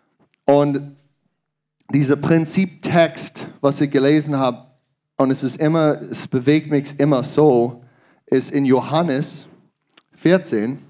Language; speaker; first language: German; non-native, learner; English